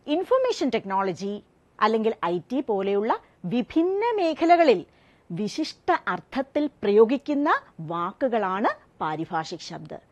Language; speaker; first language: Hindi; non-native, local second language; Malayalam